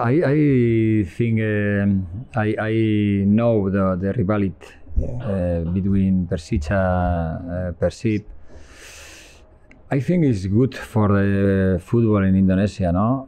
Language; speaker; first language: English; non-native, learner; Spanish